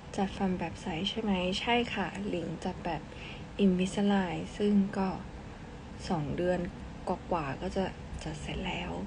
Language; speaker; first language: Thai; early bilingual, other home language; Cantonese